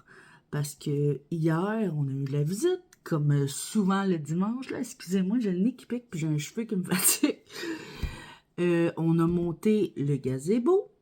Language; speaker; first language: French; native; French